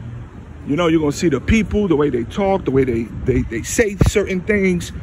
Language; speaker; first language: English; native; English